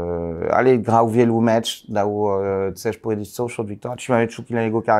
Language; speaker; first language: Polish; non-native, learner; French